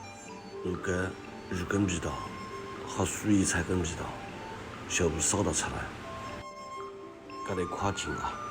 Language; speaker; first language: Chinese; non-native, local second language; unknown